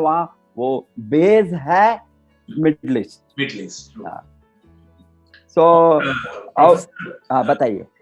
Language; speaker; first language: Hindi; non-native, local second language; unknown